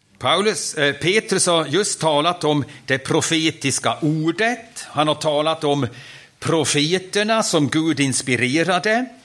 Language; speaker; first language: Swedish; non-native, fluent; German